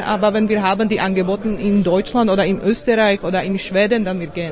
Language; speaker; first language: German; non-native, learner; Slovak